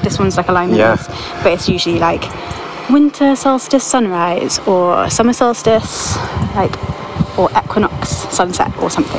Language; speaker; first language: English; native; English